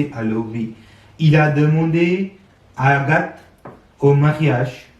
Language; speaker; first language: French; non-native, learner; Sinhala